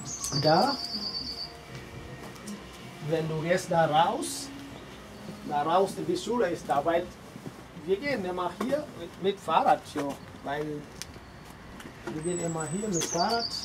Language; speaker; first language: German; non-native, learner; French